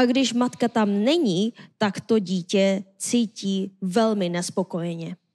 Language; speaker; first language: Czech; non-native, learner; Korean